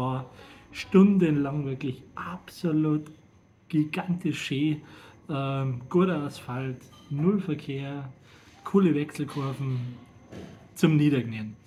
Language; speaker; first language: German; native; German